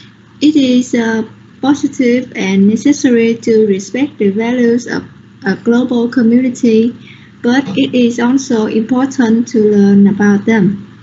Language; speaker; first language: English; non-native, learner; Vietnamese